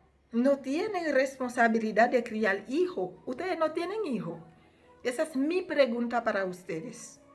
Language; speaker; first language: Spanish; non-native, fluent; Haitian Creole